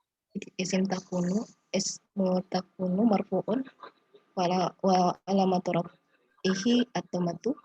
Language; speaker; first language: Arabic; non-native, learner; Indonesian